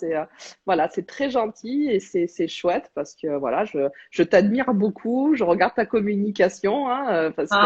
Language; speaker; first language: French; native; French